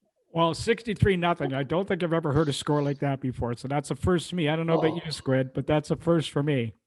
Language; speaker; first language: English; native; English